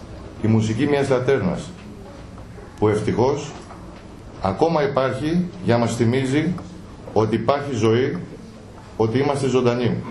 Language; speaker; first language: Greek; native; Greek